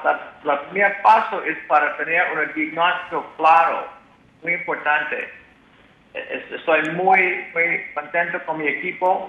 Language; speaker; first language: Spanish; non-native, learner; English